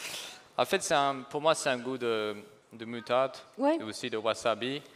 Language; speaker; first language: French; non-native, fluent; English